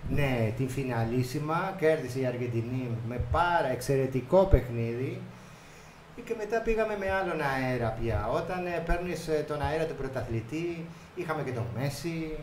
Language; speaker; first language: Greek; non-native, fluent; Spanish